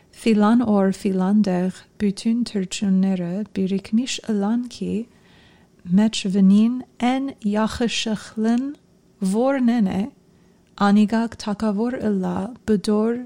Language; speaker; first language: Armenian; non-native, fluent; English